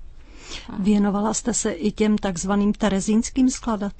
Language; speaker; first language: Czech; native; Czech